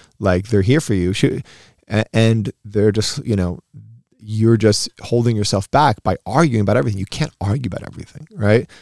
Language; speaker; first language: English; early bilingual, other home language; Spanish